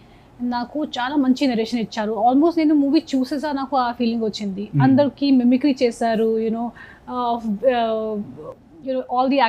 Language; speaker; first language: Telugu; non-native, local second language; Hindi